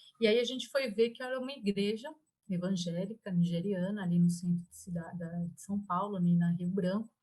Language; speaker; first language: Portuguese; early bilingual, other home language; Spanish